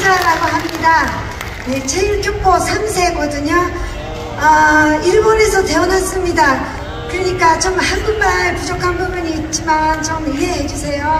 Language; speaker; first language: Korean; early bilingual, heritage; Japanese